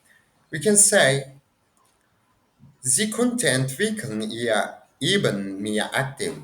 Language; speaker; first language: German; non-native, learner; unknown